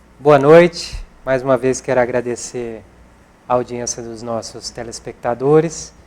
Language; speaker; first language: Portuguese; native; Portuguese